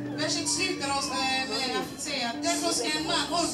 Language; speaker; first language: Swedish; non-native, fluent; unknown